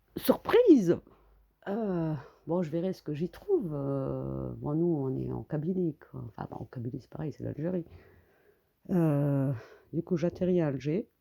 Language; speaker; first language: French; early bilingual, other home language; Kabyle